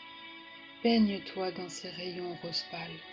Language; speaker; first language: French; native; French